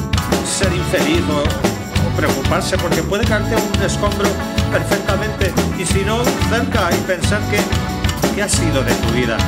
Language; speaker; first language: Spanish; native; Spanish